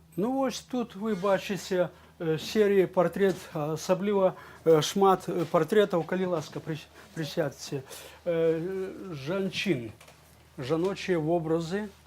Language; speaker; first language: Belarusian; native; Belarusian